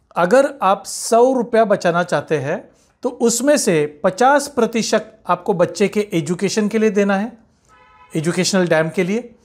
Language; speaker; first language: Hindi; non-native, local second language; Marathi